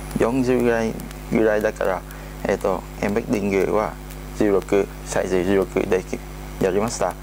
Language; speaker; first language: Japanese; non-native, learner; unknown